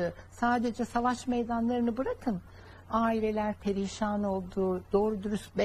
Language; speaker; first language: Turkish; native; Turkish